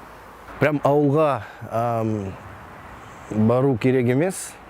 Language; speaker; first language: Kazakh; non-native, local second language; Russian